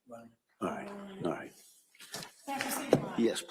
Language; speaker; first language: English; native; English